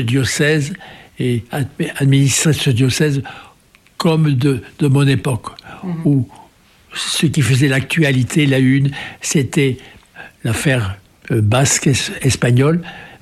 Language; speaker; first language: French; native; French